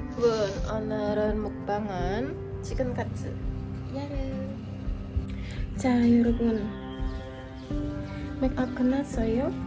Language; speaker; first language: Korean; non-native, learner; Indonesian